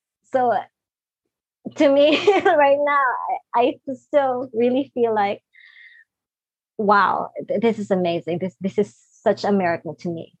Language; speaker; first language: English; non-native, local second language; Filipino